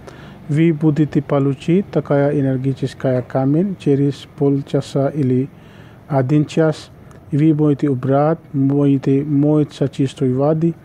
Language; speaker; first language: Russian; non-native, learner; Urdu